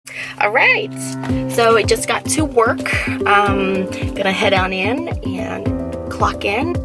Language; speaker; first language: English; native; English